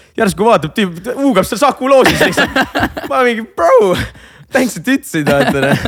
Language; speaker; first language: Estonian; non-native, local second language; Russian